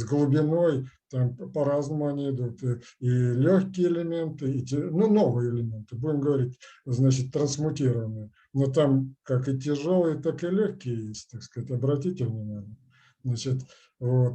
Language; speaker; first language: Russian; native; Russian